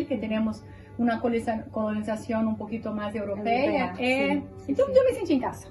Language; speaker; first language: Spanish; non-native, fluent; Portuguese